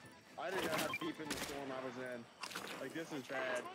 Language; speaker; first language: English; native; English